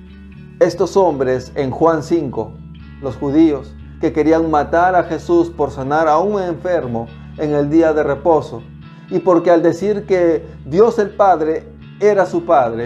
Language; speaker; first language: Spanish; native; Spanish